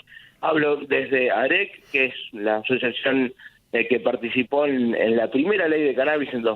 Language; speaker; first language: Spanish; native; Spanish